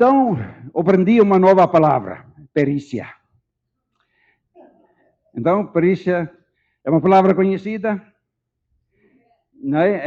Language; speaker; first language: Portuguese; non-native, fluent; Dutch